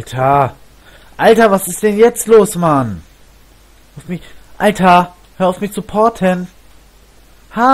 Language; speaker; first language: German; native; German